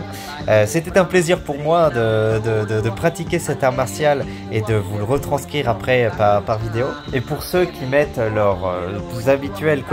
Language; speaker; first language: French; native; French